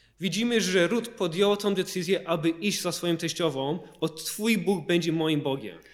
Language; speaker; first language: Polish; early bilingual, heritage; Polish